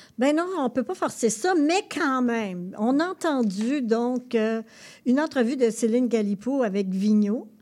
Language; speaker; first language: French; native; French